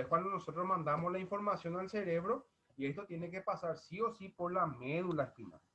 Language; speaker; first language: Spanish; native; Spanish